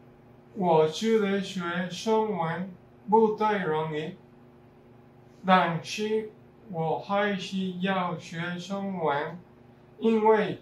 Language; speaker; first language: Chinese; non-native, learner; Spanish